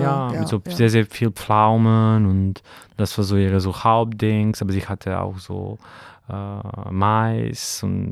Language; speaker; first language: German; non-native, fluent; Serbian